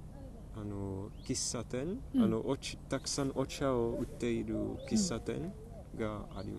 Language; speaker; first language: Japanese; non-native, learner; Czech